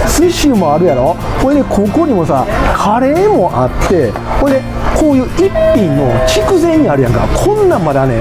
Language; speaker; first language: Japanese; native; Japanese